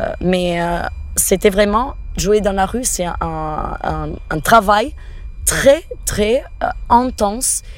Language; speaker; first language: French; non-native, fluent; Portuguese